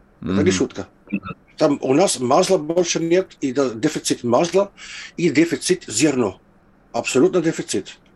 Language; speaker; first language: Russian; non-native, fluent; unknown